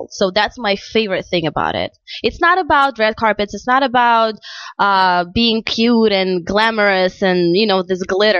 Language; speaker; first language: English; non-native, fluent; Russian